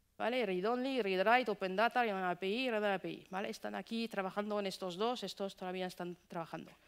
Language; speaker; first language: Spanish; non-native, fluent; French